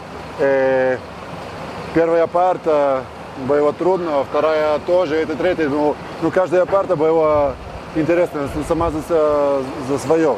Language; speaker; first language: Russian; non-native, learner; Bulgarian